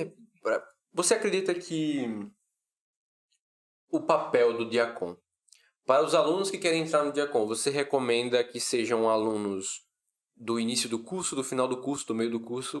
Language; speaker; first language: Portuguese; native; Portuguese